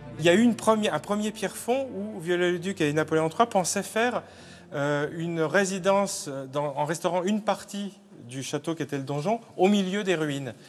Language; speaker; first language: French; native; French